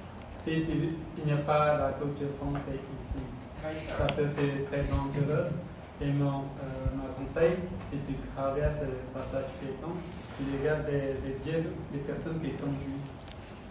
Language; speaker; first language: French; non-native, learner; Khmer